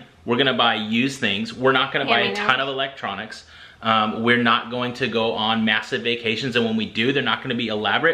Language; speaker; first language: English; native; English